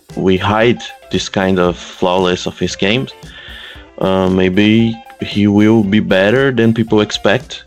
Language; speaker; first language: English; non-native, fluent; Portuguese